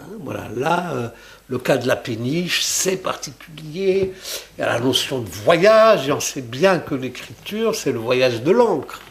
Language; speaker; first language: French; non-native, local second language; Arabic